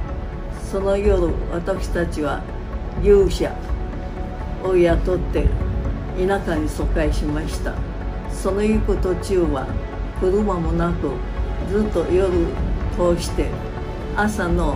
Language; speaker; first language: Japanese; non-native, local second language; Chinese